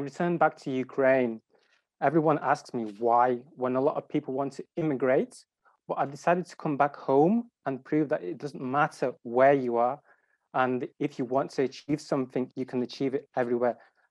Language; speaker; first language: English; non-native, fluent; Ukrainian